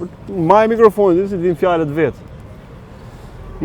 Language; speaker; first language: Albanian; native; Albanian